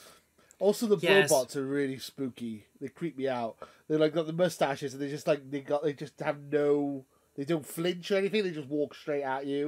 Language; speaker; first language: English; native; English